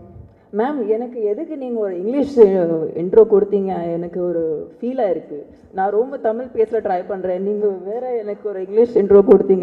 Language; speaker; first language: Tamil; non-native, fluent; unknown